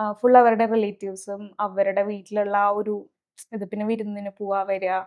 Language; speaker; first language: Malayalam; early bilingual, heritage; Malayalam